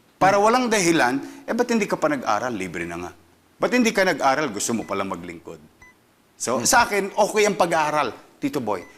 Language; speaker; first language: Filipino; native; Filipino